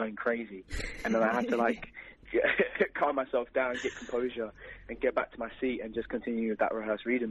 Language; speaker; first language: English; native; English